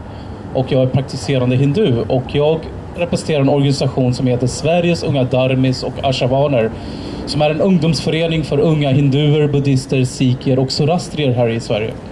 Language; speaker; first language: Swedish; early bilingual, other home language; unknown